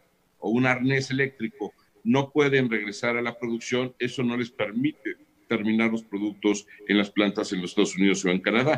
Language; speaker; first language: Spanish; native; Spanish